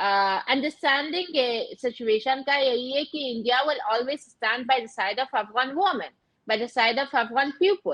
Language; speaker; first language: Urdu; non-native, fluent; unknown